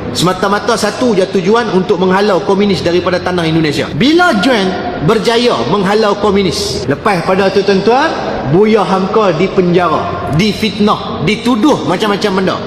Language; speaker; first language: Malay; native; Malay